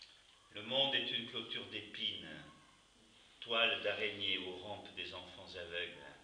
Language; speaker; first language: French; native; French